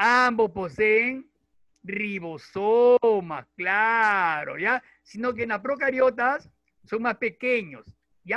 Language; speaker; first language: Spanish; native; Spanish